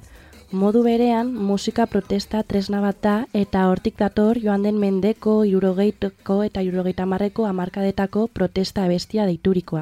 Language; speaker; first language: Basque; native; Basque